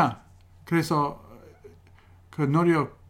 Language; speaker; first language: Korean; non-native, fluent; English